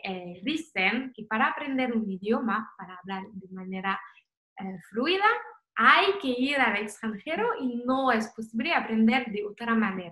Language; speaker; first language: Spanish; non-native, fluent; French